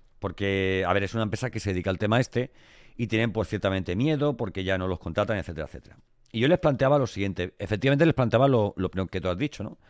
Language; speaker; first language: Spanish; native; Spanish